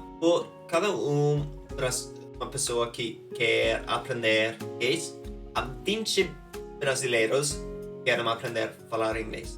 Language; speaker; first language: Portuguese; non-native, fluent; Norwegian